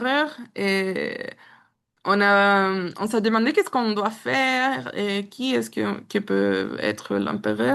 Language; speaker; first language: French; non-native, learner; Spanish